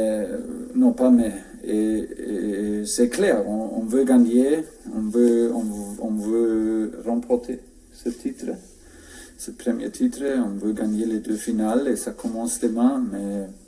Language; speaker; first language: French; non-native, fluent; German